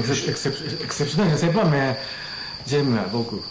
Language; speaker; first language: French; non-native, learner; Japanese